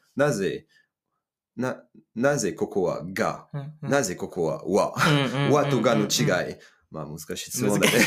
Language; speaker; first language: Japanese; non-native, fluent; French